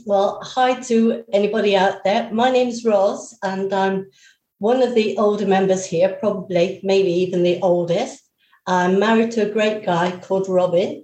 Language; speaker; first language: English; native; English